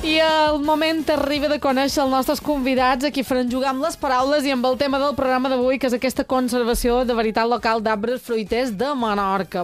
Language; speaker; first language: Catalan; native; Catalan